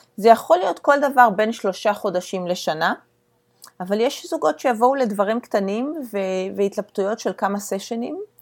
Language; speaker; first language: Hebrew; native; Hebrew